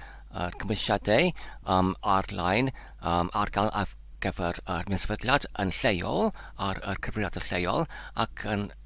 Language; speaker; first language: Welsh; non-native, learner; Polish